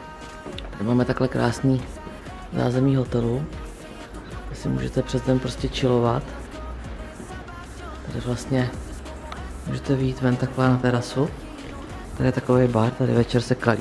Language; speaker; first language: Czech; native; Czech